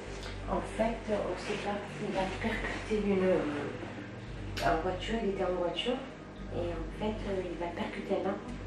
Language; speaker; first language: French; native; French